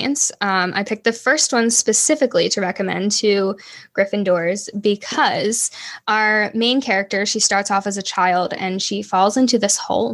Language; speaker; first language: English; native; English